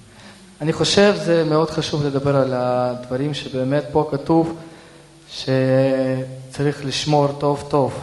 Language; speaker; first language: Hebrew; early bilingual, other home language; Russian